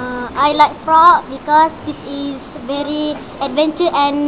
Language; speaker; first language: English; non-native, learner; Malay